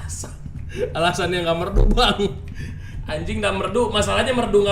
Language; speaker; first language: Indonesian; native; Indonesian